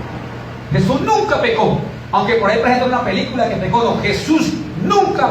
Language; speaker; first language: Spanish; native; Spanish